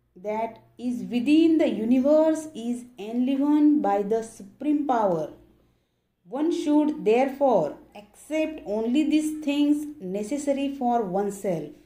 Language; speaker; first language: English; non-native, local second language; Marathi